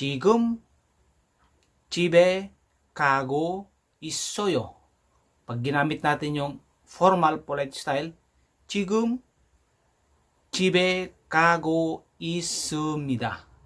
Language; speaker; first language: Korean; non-native, fluent; Filipino